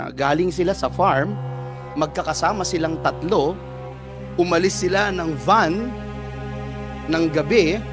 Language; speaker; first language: Filipino; native; Filipino